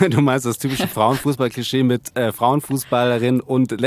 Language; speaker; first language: German; native; German